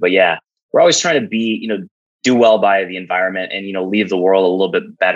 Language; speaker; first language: English; native; English